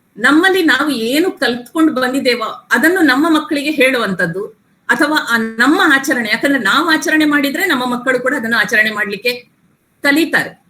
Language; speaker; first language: Kannada; non-native, local second language; Tulu